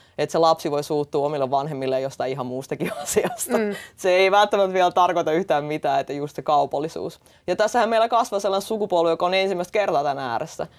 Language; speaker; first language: Finnish; early bilingual, other home language; Russian